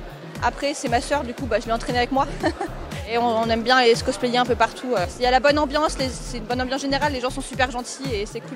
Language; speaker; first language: French; native; French